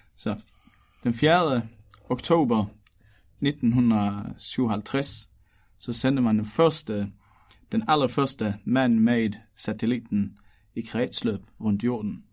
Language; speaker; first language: Danish; native; Danish